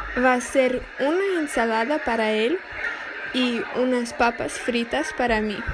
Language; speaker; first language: Spanish; non-native, learner; Portuguese